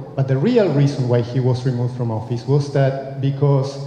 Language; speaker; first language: English; non-native, fluent; Spanish